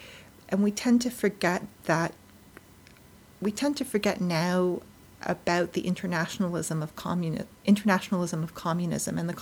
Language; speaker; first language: English; native; English